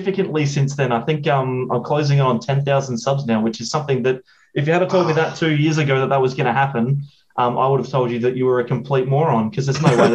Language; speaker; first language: English; native; English